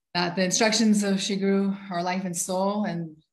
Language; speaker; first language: English; native; English